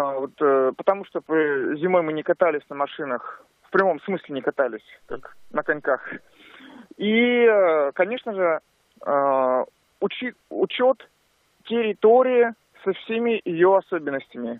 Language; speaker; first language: Russian; native; Russian